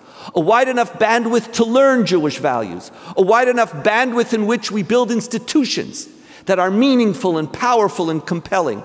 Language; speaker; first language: English; native; English